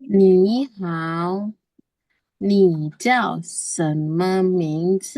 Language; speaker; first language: Chinese; non-native, learner; Indonesian